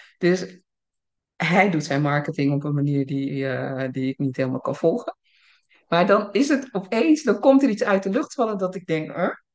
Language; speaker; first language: Dutch; early bilingual, other home language; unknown